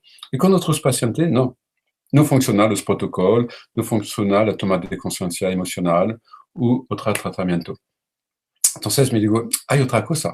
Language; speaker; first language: Spanish; non-native, learner; French